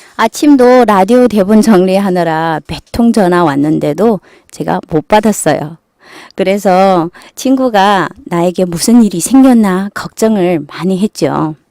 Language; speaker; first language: Korean; non-native, fluent; Chinese